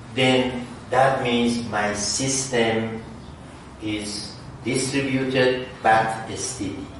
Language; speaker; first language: English; non-native, fluent; Persian